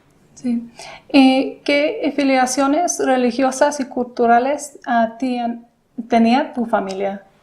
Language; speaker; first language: Spanish; non-native, fluent; English